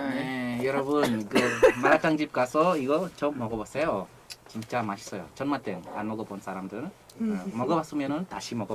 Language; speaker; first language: Korean; non-native, fluent; English